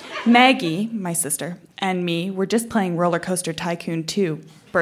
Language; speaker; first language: English; native; English